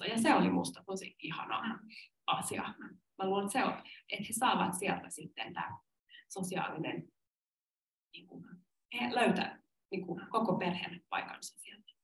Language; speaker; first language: Finnish; non-native, local second language; Swedish